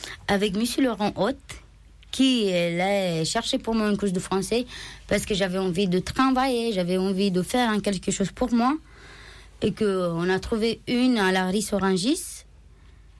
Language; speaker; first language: French; non-native, learner; Romanian